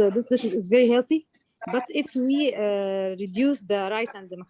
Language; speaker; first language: English; non-native, learner; Arabic